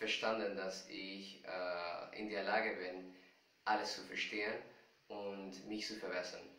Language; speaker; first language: German; non-native, fluent; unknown